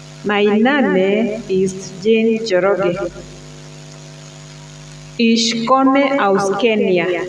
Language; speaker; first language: German; non-native, learner; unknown